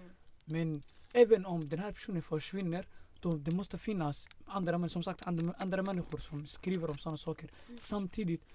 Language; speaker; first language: Swedish; non-native, fluent; Somali